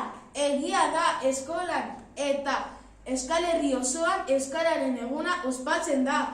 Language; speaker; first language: Basque; non-native, learner; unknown